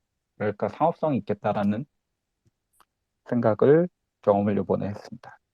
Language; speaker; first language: Korean; native; Korean